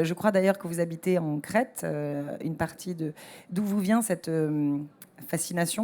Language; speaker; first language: French; native; French